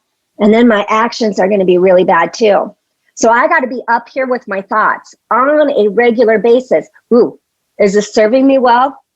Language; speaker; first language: English; native; English